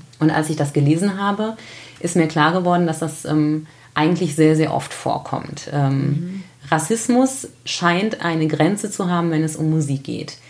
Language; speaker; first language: German; native; German